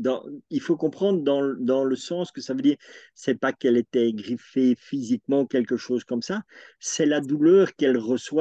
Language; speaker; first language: French; native; French